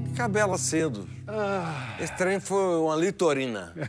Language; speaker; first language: Portuguese; native; Portuguese